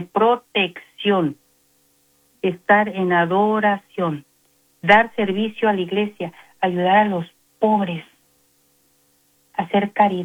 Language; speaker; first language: Spanish; native; Spanish